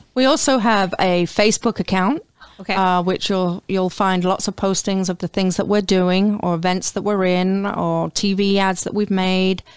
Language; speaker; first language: English; native; English